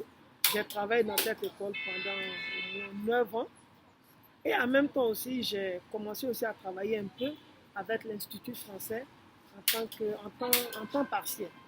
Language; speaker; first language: French; non-native, fluent; Yoruba